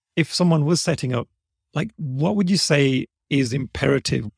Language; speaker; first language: English; native; English